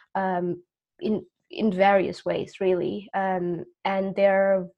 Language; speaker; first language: English; non-native, fluent; Indonesian